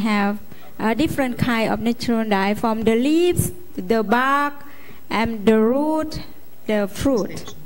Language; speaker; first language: English; non-native, learner; Lao